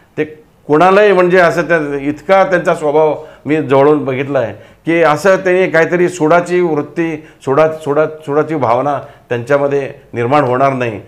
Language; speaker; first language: Marathi; non-native, local second language; Telugu